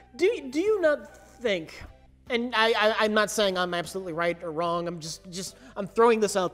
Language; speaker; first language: English; native; English